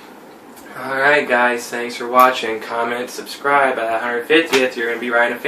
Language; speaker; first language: English; native; English